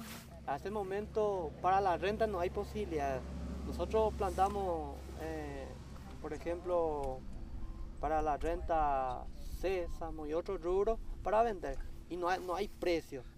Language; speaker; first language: Spanish; non-native, local second language; Guarani